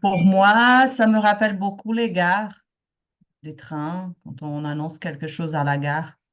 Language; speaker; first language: French; non-native, fluent; Portuguese